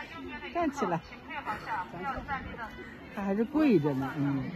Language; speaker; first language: Chinese; native; Chinese